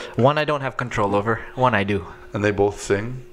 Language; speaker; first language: English; native; English